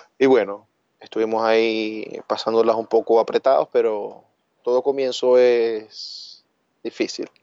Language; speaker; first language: Spanish; native; Spanish